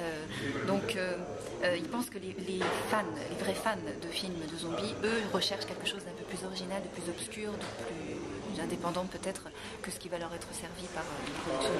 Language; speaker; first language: French; native; French